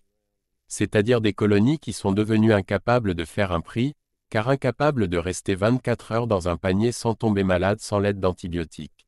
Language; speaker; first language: French; native; French